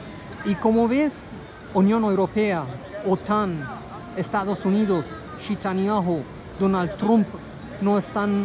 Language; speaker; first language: Spanish; non-native, fluent; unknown